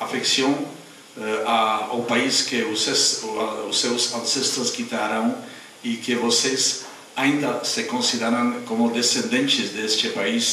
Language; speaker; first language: Portuguese; non-native, fluent; Czech